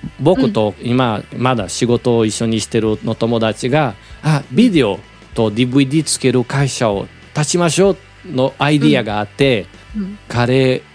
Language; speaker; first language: Japanese; non-native, learner; Portuguese